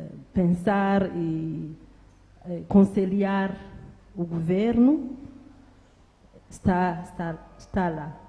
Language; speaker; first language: Portuguese; non-native, learner; Kinyarwanda